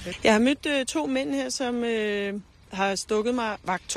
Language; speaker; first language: Danish; native; Danish